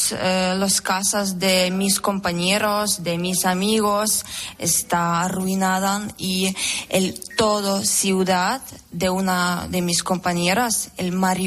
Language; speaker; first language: Spanish; non-native, learner; Ukrainian